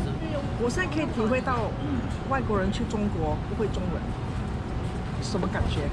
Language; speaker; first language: Chinese; early bilingual, heritage; Chinese